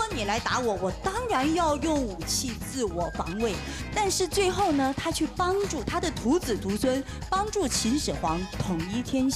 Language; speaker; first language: Chinese; native; Chinese